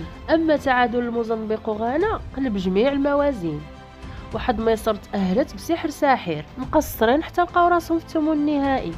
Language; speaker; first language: Arabic; native; Arabic